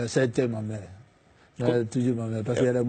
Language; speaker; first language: French; non-native, fluent; English